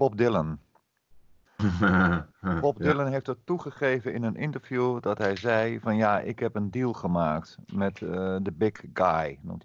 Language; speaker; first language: Dutch; native; Dutch